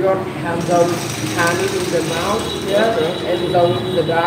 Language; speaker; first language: English; non-native, learner; Vietnamese